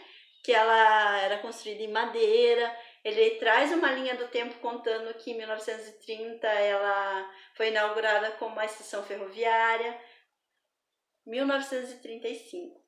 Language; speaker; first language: Portuguese; native; Portuguese